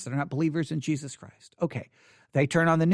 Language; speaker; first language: English; native; English